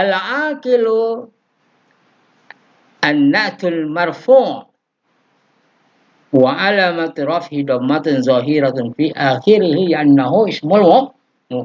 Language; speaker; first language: Arabic; non-native, fluent; Indonesian